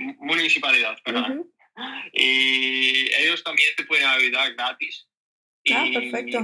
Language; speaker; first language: Spanish; non-native, learner; Dutch